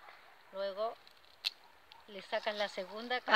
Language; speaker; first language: Spanish; native; Spanish